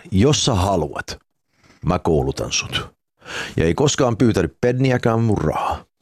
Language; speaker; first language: Finnish; early bilingual, heritage; Finnish